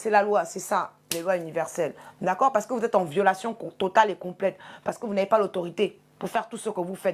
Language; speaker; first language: French; native; French